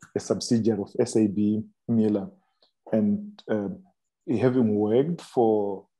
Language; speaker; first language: English; non-native, local second language; Shona